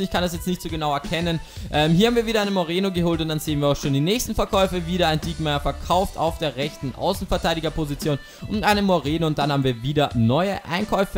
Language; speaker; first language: German; native; German